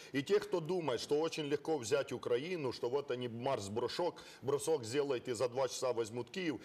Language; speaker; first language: Russian; non-native, local second language; Ukrainian